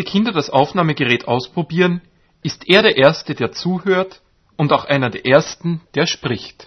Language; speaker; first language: German; native; German